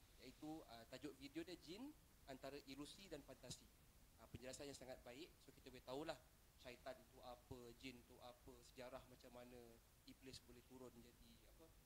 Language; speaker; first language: Malay; native; Malay